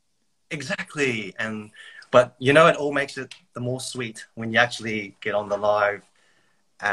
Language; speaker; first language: English; native; English